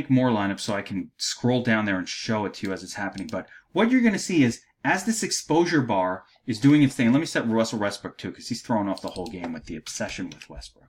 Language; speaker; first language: English; native; English